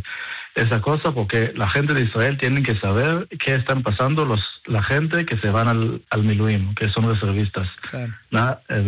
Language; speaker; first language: Spanish; non-native, learner; Hebrew